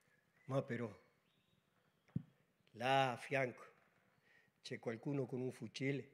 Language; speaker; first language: Italian; non-native, learner; Spanish